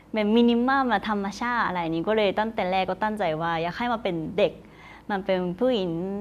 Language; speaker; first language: Thai; non-native, learner; Japanese